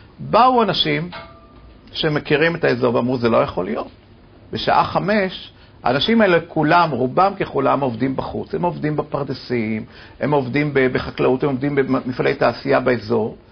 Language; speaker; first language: Hebrew; native; Hebrew